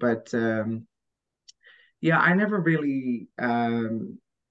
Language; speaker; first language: English; native; English